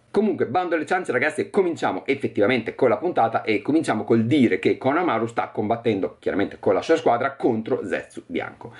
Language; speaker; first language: Italian; native; Italian